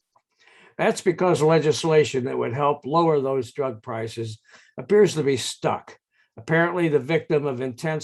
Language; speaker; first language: English; native; English